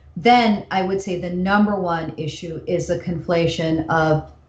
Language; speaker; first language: English; native; English